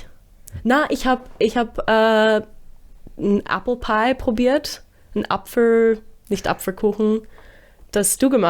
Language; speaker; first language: German; non-native, fluent; English